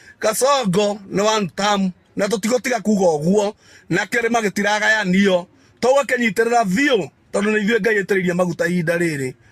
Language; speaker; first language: Kikuyu; non-native, local second language; Meru